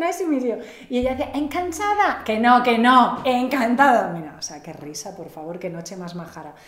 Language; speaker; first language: Spanish; native; Spanish